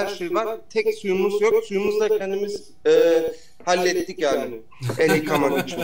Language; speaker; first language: Turkish; early bilingual, heritage; Turkish